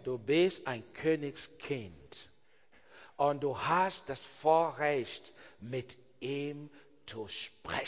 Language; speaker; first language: German; non-native, learner; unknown